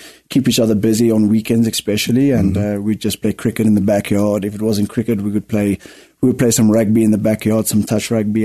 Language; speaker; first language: English; non-native, local second language; Afrikaans